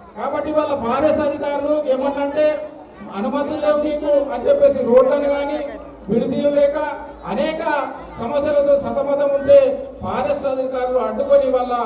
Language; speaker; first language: Telugu; non-native, local second language; Gondi